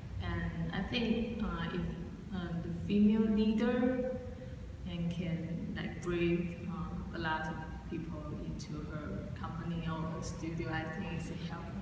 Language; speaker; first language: English; non-native, learner; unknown